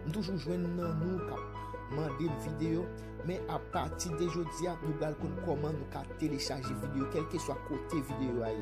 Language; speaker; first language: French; non-native, local second language; Haitian Creole